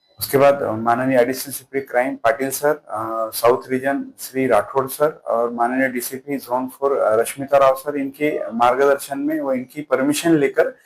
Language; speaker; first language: Hindi; non-native, local second language; Marathi